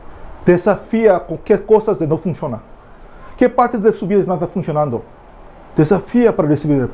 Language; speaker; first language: Spanish; non-native, learner; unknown